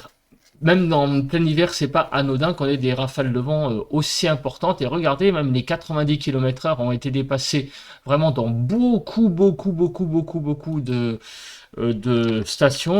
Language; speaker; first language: French; native; French